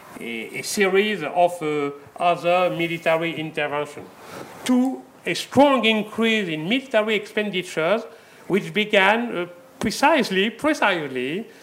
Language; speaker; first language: English; non-native, fluent; French